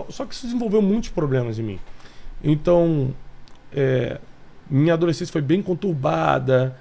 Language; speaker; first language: Portuguese; native; Portuguese